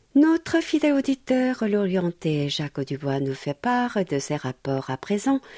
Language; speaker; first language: French; non-native, fluent; Korean